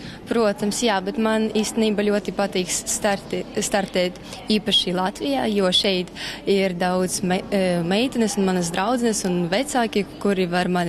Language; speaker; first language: Latvian; non-native, local second language; Russian